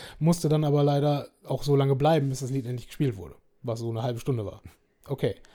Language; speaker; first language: German; native; German